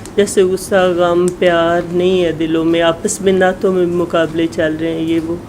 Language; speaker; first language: Urdu; native; Urdu